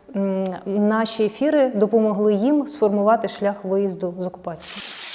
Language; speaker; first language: Ukrainian; native; Ukrainian